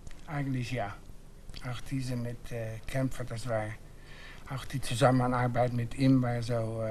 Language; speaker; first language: German; non-native, fluent; Dutch